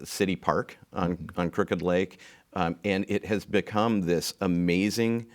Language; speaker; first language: English; native; English